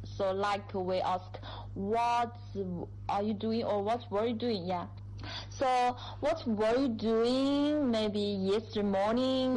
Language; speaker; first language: English; non-native, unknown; Chinese